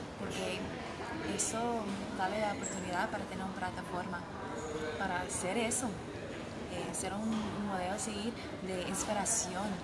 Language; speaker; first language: Spanish; early bilingual, heritage; English